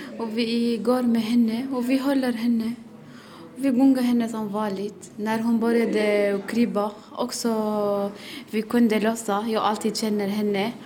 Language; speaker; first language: Swedish; non-native, learner; Arabic